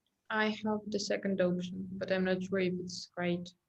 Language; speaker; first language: English; non-native, fluent; Russian